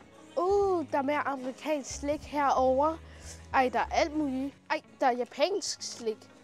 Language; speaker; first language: Danish; early bilingual, other home language; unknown